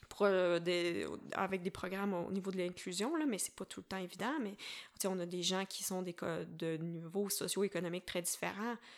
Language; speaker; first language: French; native; French